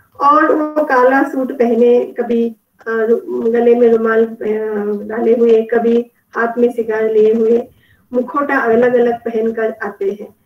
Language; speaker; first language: Hindi; non-native, local second language; Kannada